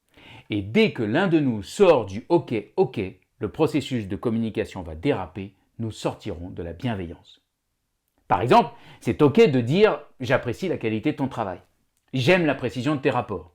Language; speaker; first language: French; native; French